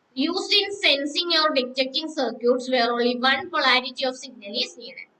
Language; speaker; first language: English; non-native, local second language; Malayalam